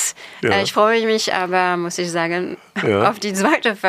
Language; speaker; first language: German; non-native, fluent; French